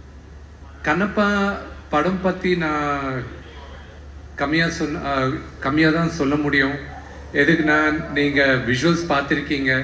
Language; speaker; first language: Tamil; non-native, local second language; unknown